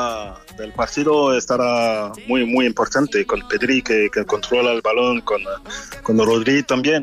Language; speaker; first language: Spanish; non-native, fluent; French